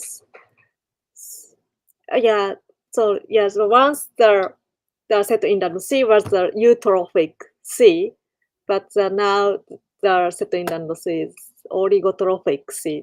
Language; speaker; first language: English; non-native, learner; Japanese